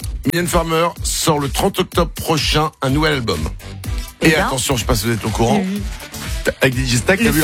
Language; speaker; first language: French; native; French